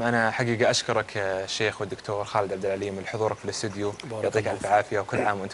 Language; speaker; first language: Arabic; native; Arabic